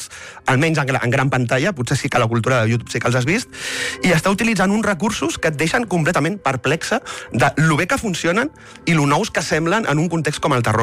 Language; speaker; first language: Catalan; native; Catalan